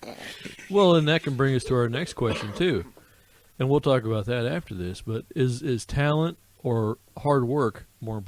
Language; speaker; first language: English; native; English